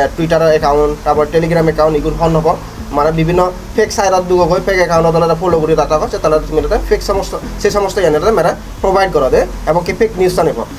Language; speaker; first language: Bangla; non-native, local second language; Chakma